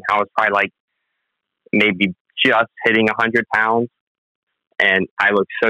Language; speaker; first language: English; native; English